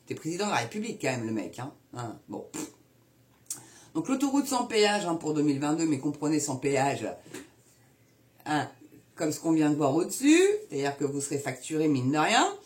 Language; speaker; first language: French; native; French